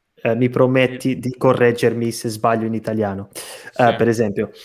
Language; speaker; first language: Italian; non-native, fluent; Portuguese